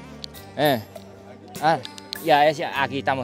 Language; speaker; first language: Portuguese; non-native, learner; Vietnamese